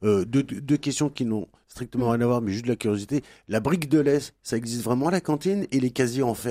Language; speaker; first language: French; native; French